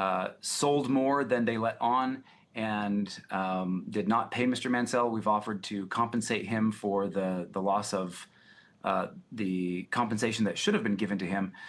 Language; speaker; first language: English; native; English